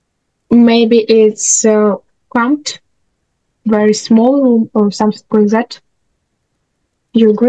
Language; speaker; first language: English; non-native, learner; Russian